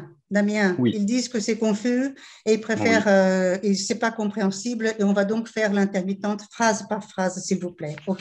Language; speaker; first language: French; non-native, fluent; Portuguese